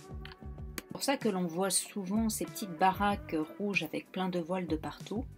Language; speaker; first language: French; native; French